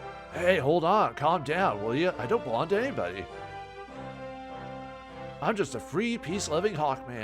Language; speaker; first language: English; native; English